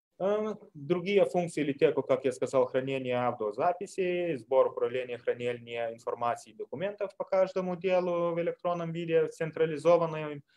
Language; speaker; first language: Russian; non-native, fluent; Lithuanian